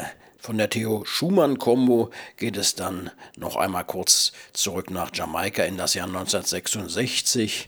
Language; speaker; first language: German; native; German